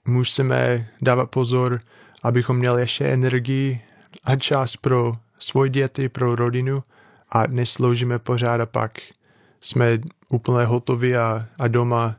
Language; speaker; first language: Czech; non-native, fluent; English